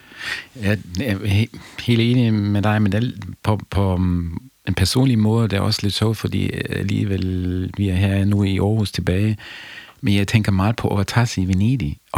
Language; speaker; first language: Danish; non-native, fluent; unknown